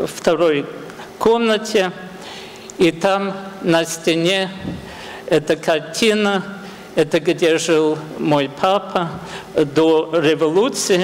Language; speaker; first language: Russian; non-native, fluent; English